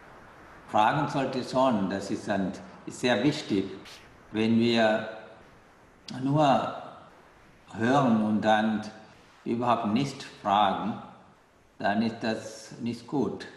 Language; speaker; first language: German; non-native, fluent; Sinhala